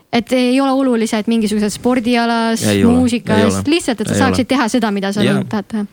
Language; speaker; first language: Estonian; native; Estonian